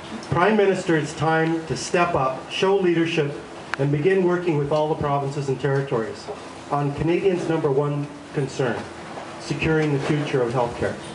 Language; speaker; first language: English; native; English